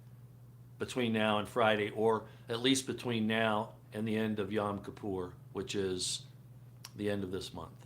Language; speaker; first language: English; native; English